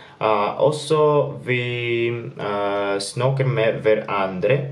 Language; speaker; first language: Norwegian; non-native, learner; Polish